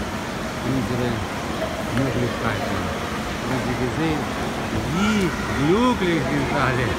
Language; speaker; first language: German; non-native, learner; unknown